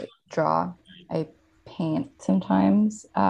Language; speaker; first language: English; non-native, local second language; Filipino